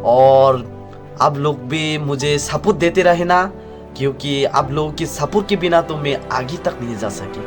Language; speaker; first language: Hindi; non-native, local second language; Kok Borok